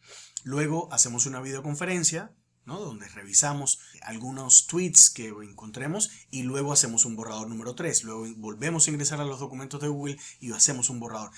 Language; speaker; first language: Spanish; native; Spanish